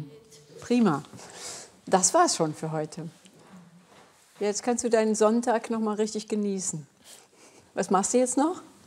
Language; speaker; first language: German; native; German